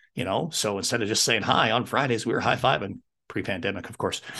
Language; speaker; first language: English; native; English